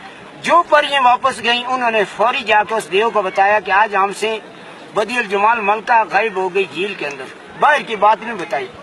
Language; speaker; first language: Hindi; non-native, local second language; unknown